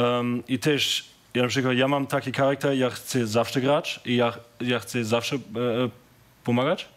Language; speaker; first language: Polish; non-native, learner; German